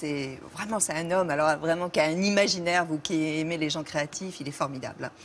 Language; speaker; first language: French; native; French